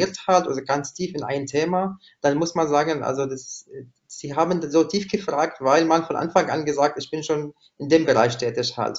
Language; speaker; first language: German; non-native, fluent; Arabic